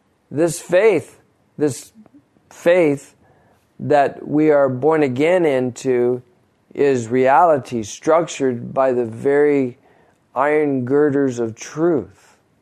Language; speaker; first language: English; native; English